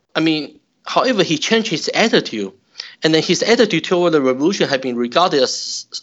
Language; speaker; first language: English; non-native, fluent; Chinese